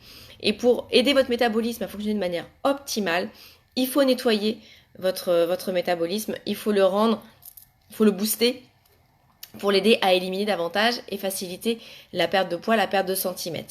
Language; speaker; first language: French; native; French